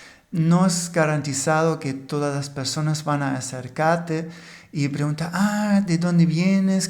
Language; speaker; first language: Spanish; non-native, fluent; German